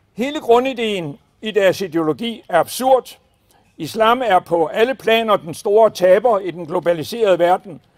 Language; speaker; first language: Danish; native; Danish